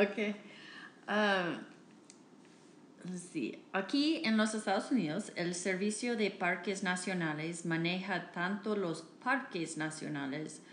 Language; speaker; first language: Spanish; non-native, fluent; English